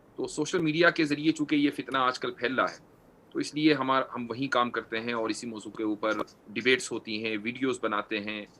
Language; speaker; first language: Urdu; native; Urdu